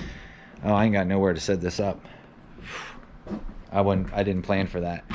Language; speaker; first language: English; native; English